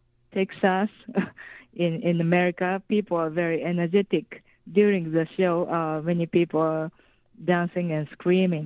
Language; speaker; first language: English; non-native, fluent; Japanese